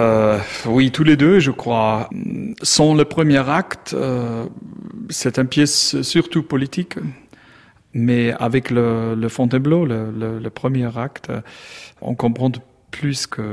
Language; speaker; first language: French; non-native, learner; German